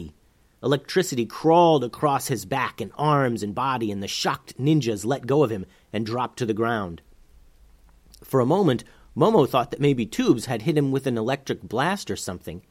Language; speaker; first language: English; native; English